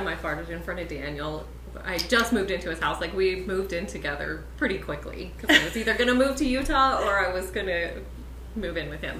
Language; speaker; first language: English; native; English